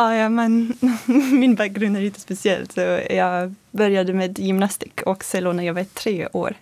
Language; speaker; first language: Swedish; non-native, fluent; French